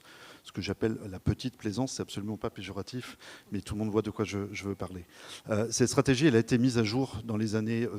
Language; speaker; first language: French; native; French